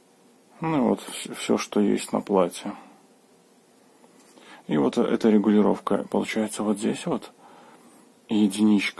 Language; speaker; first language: Russian; native; Russian